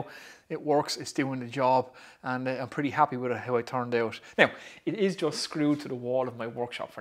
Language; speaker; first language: English; native; English